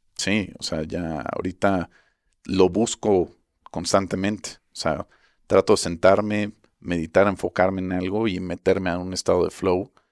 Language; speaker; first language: Spanish; early bilingual, heritage; Spanish